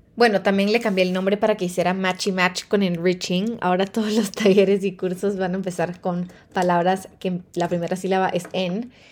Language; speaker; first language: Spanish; early bilingual, heritage; Spanish